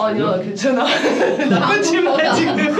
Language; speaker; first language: Korean; non-native, learner; French